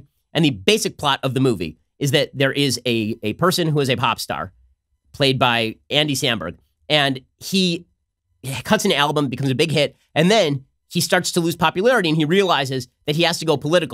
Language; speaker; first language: English; native; English